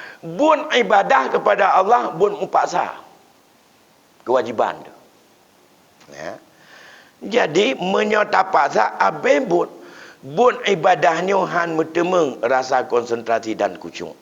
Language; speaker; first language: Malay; non-native, local second language; Achinese